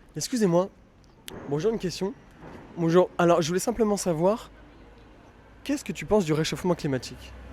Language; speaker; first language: French; native; French